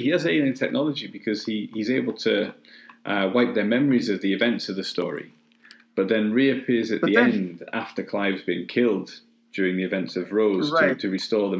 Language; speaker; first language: English; native; English